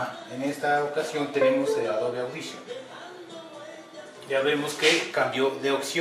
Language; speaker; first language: Spanish; native; Spanish